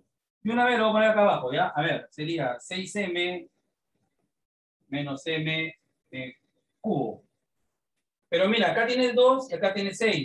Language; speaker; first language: Spanish; native; Spanish